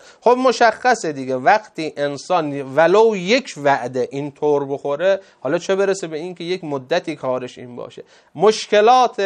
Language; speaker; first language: Persian; native; Persian